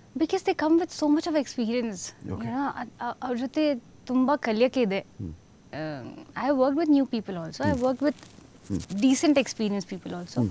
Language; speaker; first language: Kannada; non-native, fluent; Hindi